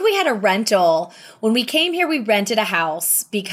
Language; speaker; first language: English; native; English